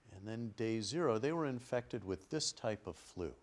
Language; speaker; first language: English; native; English